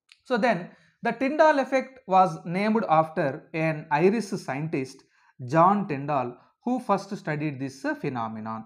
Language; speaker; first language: English; non-native, local second language; Telugu